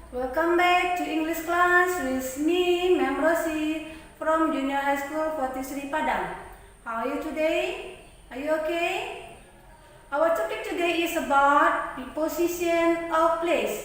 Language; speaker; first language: English; non-native, fluent; Indonesian